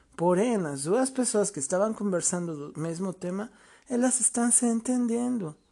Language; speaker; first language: Portuguese; non-native, fluent; Spanish